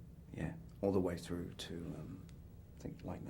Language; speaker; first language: English; native; English